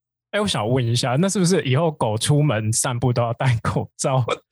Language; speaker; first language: Chinese; native; Chinese